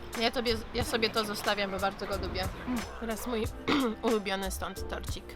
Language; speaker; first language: Polish; early bilingual, heritage; English